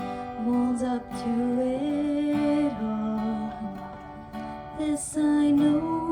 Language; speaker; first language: English; native; English